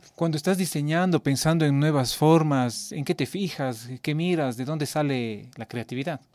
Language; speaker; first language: Spanish; native; Spanish